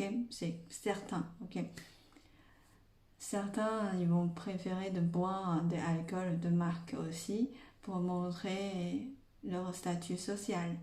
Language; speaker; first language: French; non-native, fluent; Chinese